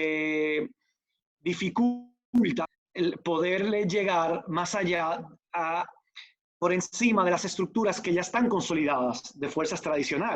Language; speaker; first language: Spanish; native; Spanish